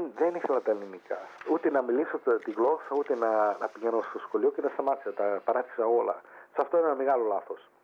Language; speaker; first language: Greek; early bilingual, heritage; Greek